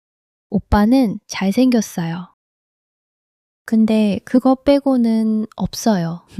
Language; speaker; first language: Korean; early bilingual, heritage; English